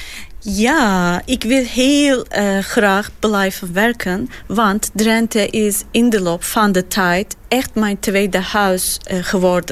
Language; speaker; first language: Dutch; non-native, learner; Turkish